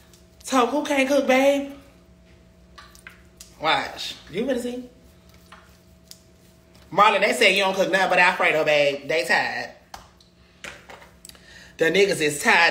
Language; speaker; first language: English; native; English